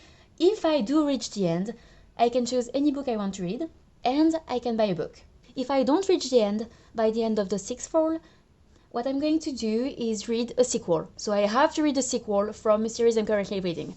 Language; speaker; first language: English; non-native, fluent; French